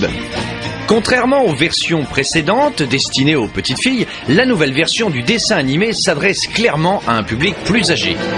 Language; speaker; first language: French; native; French